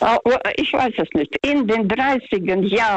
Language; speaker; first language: German; non-native, fluent; Russian